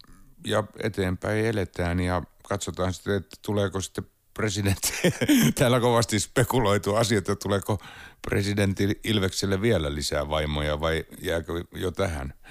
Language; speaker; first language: Finnish; native; Finnish